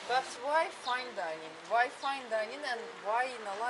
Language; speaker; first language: English; non-native, fluent; Russian